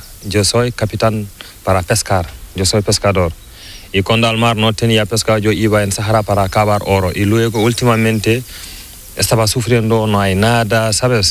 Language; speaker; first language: Spanish; non-native, learner; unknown